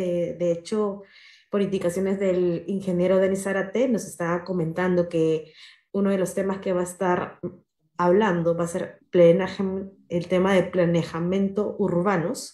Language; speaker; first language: Spanish; native; Spanish